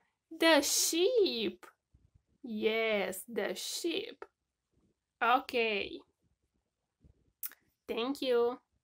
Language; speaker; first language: English; non-native, fluent; Romanian